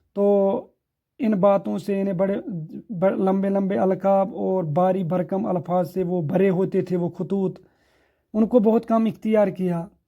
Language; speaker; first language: Urdu; non-native, local second language; Kashmiri